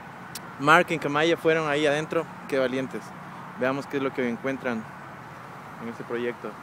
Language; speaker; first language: Spanish; native; Spanish